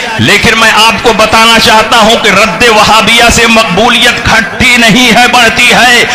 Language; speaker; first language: Urdu; native; Urdu